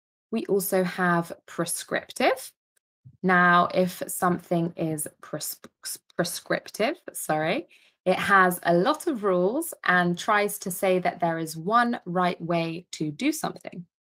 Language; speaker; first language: English; native; English